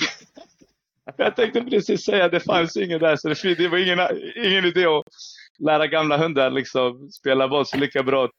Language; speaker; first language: Swedish; early bilingual, other home language; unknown